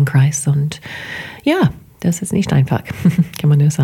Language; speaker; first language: German; non-native, fluent; English